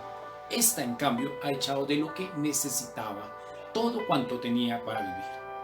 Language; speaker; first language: Spanish; native; Spanish